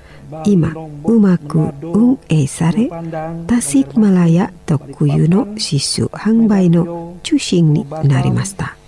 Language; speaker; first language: Japanese; non-native, fluent; Indonesian